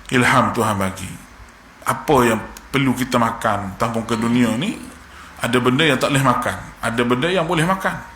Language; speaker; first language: Malay; native; Malay